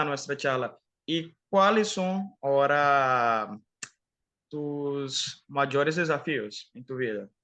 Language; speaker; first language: Spanish; non-native, fluent; Portuguese